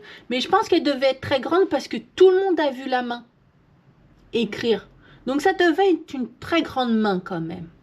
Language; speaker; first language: French; native; French